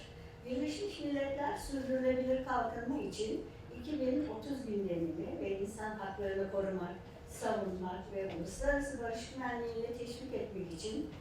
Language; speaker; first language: Turkish; native; Turkish